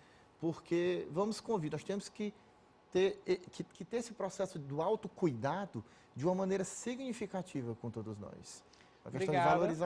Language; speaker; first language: Portuguese; native; Portuguese